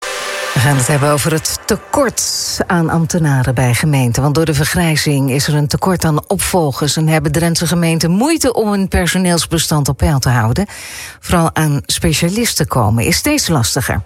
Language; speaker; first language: Dutch; native; Dutch